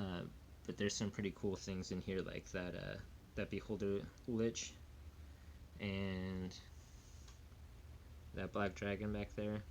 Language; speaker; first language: English; native; English